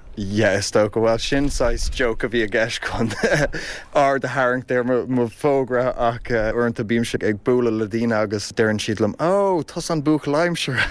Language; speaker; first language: Irish; non-native, local second language; English